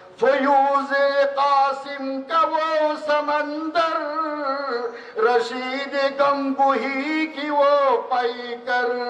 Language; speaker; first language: Urdu; non-native, fluent; Bangla